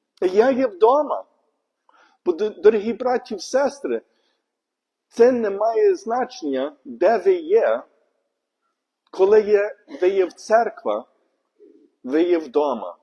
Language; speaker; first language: Ukrainian; non-native, learner; English